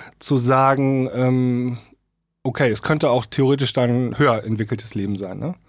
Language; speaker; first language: German; native; German